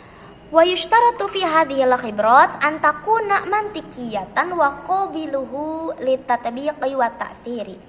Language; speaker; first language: Arabic; non-native, learner; Indonesian